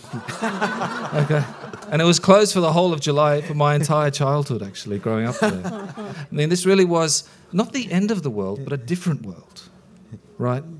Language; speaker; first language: English; early bilingual, other home language; Icelandic